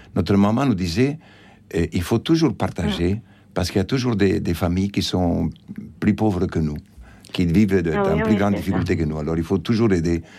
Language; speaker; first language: French; non-native, fluent; Spanish